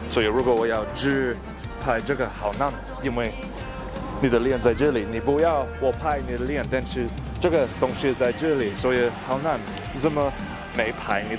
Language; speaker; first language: Chinese; non-native, learner; English